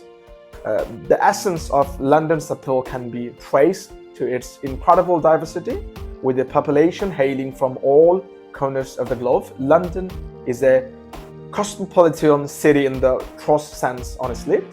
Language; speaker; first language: English; non-native, local second language; Bangla